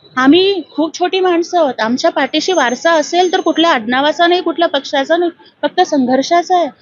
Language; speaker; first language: Marathi; non-native, local second language; Telugu